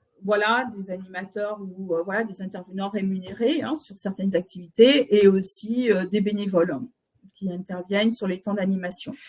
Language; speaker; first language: French; native; French